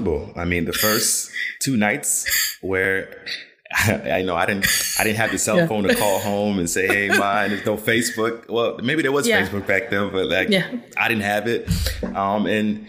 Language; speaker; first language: English; native; English